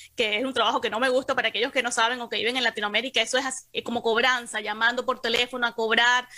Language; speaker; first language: Spanish; native; Spanish